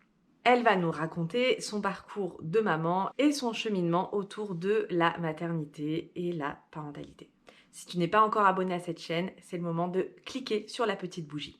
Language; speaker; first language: French; native; French